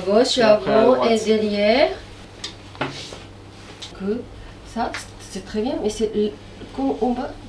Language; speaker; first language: French; non-native, learner; Japanese